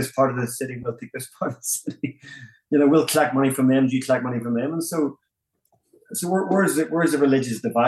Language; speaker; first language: English; native; English